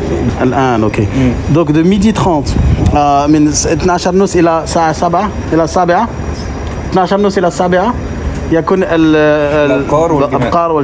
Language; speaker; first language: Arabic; non-native, learner; French